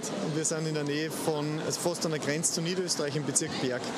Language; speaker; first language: German; native; German